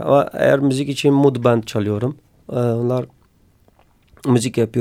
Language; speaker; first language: Turkish; non-native, learner; Kurdish